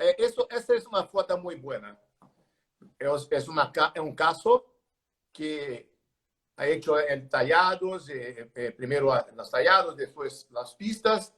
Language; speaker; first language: Spanish; non-native, learner; Portuguese